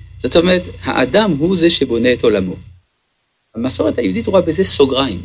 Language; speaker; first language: Hebrew; early bilingual, other home language; French